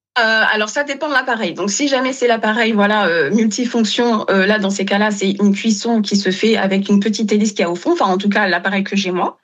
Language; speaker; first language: French; non-native, local second language; Wolof